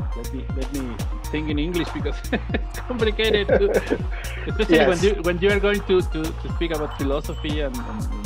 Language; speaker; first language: English; non-native, learner; Spanish